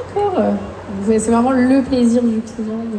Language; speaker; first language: French; native; French